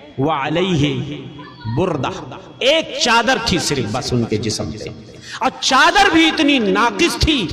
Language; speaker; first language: Urdu; native; Urdu